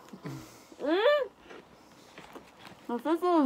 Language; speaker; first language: Japanese; non-native, learner; Filipino